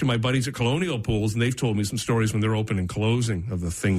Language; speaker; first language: English; native; English